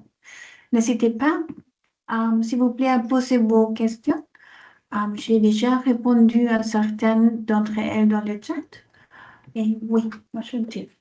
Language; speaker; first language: French; non-native, fluent; Dutch